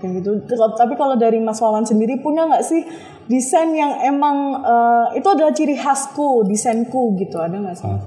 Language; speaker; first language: Indonesian; native; Indonesian